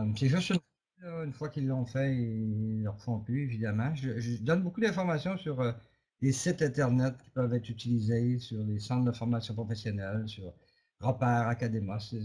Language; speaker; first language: French; native; French